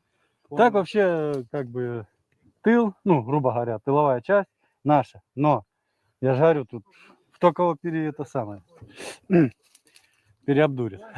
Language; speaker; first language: Russian; native; Russian